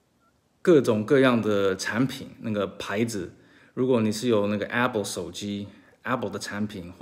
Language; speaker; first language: Chinese; early bilingual, heritage; Chinese